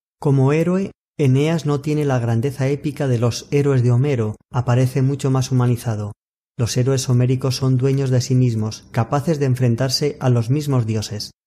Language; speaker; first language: Spanish; native; Spanish